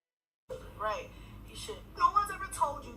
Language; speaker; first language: English; native; English